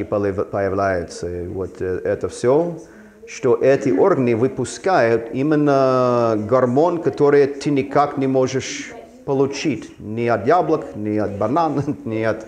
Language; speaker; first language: Russian; non-native, fluent; English